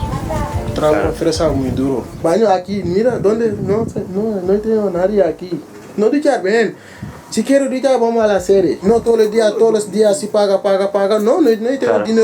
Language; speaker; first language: Spanish; non-native, learner; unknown